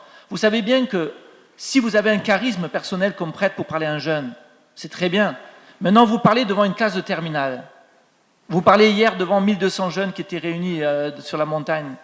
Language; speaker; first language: French; native; French